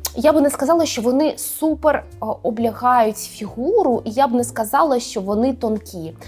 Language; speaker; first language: Ukrainian; non-native, local second language; Russian